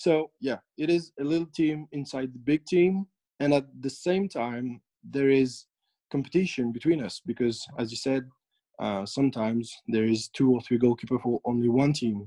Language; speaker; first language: English; non-native, fluent; French